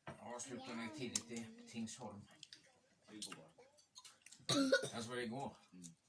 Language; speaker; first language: Swedish; non-native, fluent; Thai